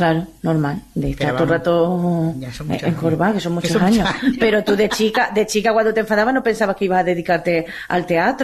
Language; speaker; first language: Spanish; native; Spanish